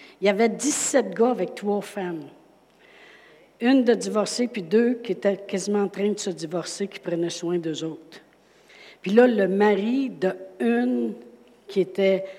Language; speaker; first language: French; native; French